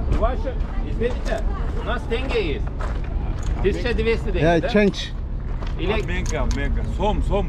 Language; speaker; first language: Russian; non-native, learner; Turkish